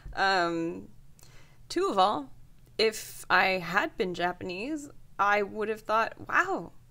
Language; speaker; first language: English; native; English